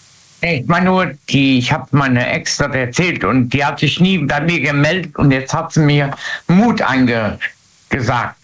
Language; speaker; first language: German; native; German